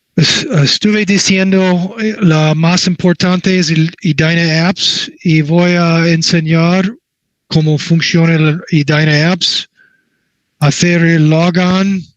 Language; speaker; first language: Spanish; non-native, learner; English